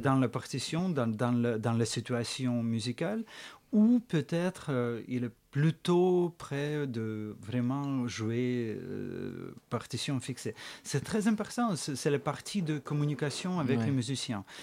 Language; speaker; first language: French; non-native, fluent; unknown